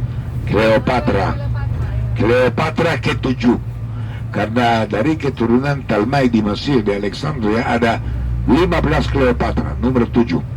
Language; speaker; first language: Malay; non-native, fluent; Hebrew